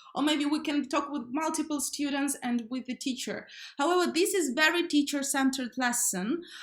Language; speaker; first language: English; non-native, fluent; Ukrainian